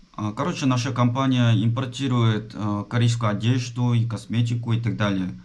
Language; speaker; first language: Russian; non-native, fluent; Korean